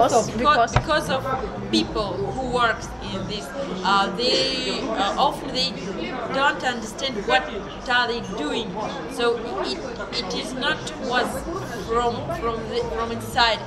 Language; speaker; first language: English; non-native, learner; Russian